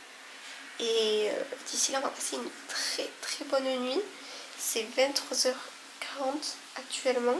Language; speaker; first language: French; native; French